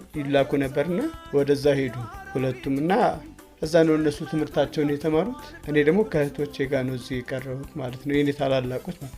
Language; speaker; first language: Amharic; native; Amharic